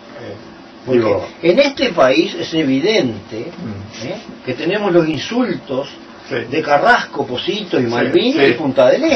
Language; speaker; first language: Spanish; native; Spanish